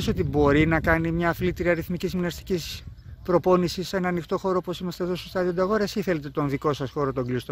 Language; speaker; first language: Greek; native; Greek